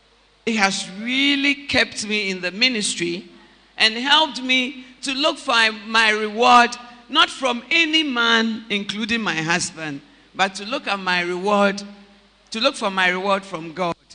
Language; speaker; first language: English; non-native, local second language; Akan